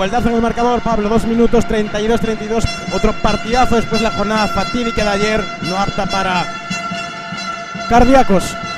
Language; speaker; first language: Spanish; native; Spanish